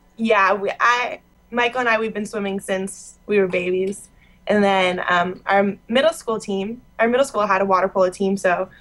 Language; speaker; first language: English; native; English